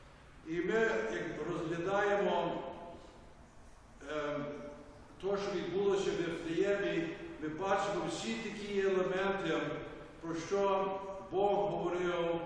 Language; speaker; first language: Ukrainian; early bilingual, heritage; Ukrainian